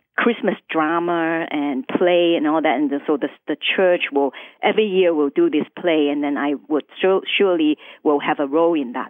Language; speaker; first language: English; non-native, local second language; Cantonese